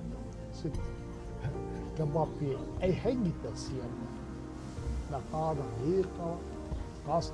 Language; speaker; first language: Finnish; non-native, learner; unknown